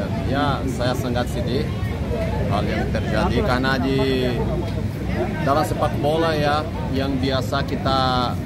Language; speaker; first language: Indonesian; non-native, fluent; Portuguese